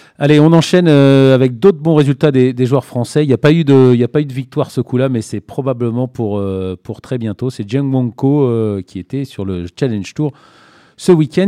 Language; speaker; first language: French; native; French